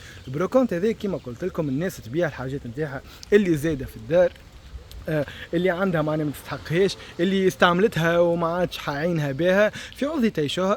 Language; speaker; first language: Arabic; native; Arabic